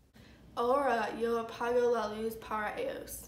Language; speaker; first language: Spanish; non-native, learner; English